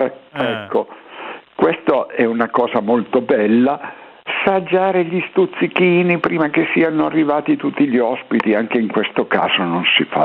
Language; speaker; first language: Italian; native; Italian